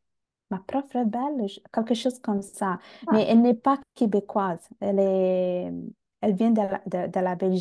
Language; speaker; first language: French; non-native, fluent; Bangla